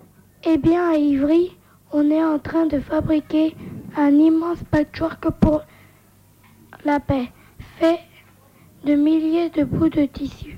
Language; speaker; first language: French; native; French